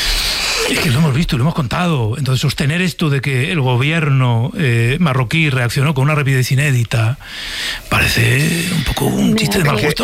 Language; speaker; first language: Spanish; native; Spanish